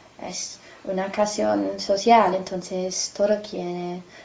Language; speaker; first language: Spanish; non-native, fluent; English